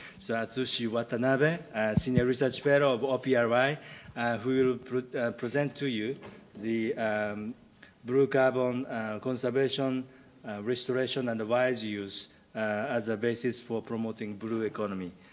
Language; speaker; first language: English; non-native, fluent; Japanese